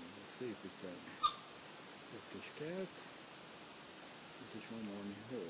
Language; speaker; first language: Hungarian; early bilingual, heritage; Hungarian